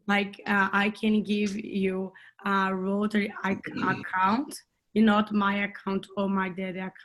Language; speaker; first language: English; non-native, learner; Portuguese